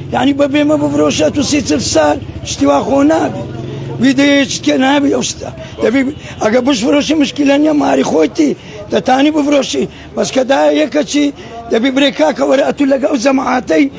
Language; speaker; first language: Central Kurdish; native; Central Kurdish